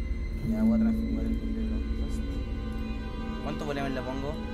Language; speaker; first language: Spanish; native; Spanish